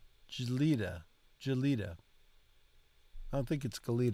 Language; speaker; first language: English; native; English